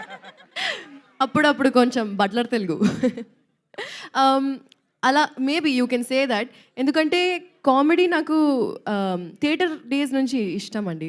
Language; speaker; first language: Telugu; non-native, local second language; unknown